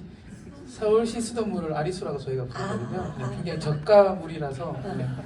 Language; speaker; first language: Korean; native; Korean